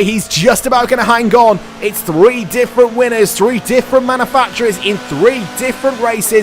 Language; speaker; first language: English; native; English